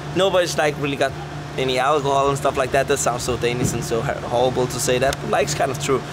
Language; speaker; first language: English; non-native, fluent; Danish